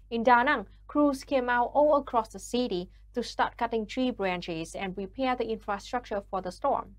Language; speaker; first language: English; non-native, fluent; Vietnamese